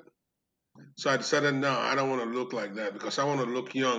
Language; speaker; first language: English; non-native, local second language; Igbo